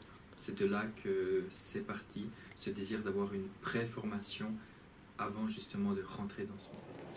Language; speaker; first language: French; native; French